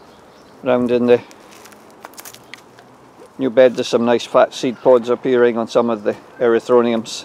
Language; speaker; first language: English; native; English